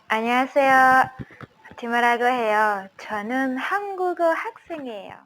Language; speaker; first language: Korean; non-native, learner; Indonesian